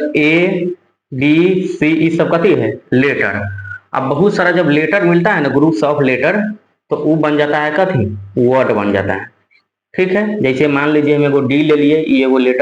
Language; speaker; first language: Hindi; non-native, local second language; Bhojpuri